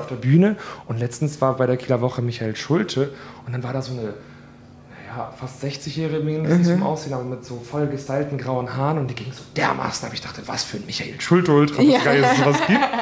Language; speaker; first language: German; native; German